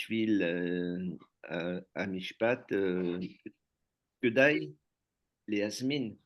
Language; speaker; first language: Hebrew; non-native, learner; French